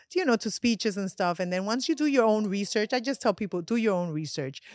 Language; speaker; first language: English; non-native, fluent; Spanish